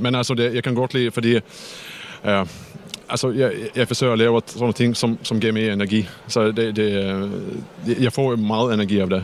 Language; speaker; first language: Danish; non-native, fluent; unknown